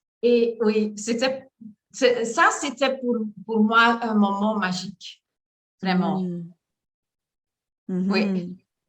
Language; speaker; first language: French; non-native, learner; Dutch